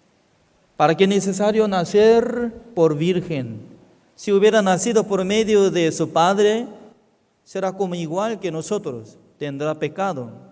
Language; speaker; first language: Spanish; non-native, fluent; Korean